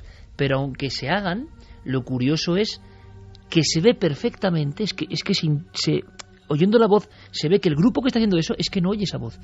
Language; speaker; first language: Spanish; native; Spanish